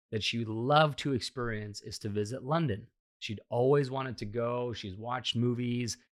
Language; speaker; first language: English; early bilingual, heritage; Hungarian